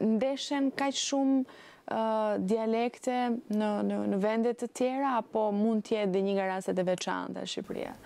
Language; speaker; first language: Albanian; native; Albanian